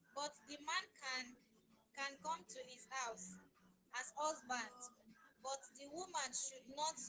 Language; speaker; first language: English; non-native, local second language; Yoruba